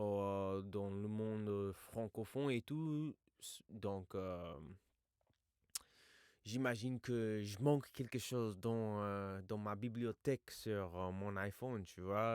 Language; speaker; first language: French; non-native, fluent; English